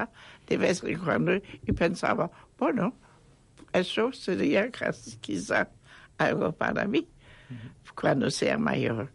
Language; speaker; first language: Spanish; non-native, fluent; German